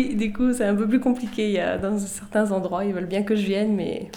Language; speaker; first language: French; native; French